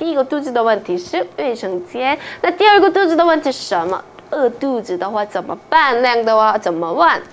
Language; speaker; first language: Chinese; non-native, fluent; Korean